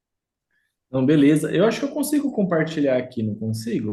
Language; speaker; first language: Portuguese; native; Portuguese